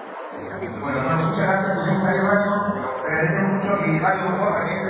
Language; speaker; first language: Spanish; non-native, fluent; Arabic